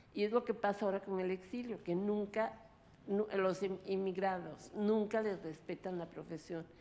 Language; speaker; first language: Spanish; early bilingual, other home language; Russian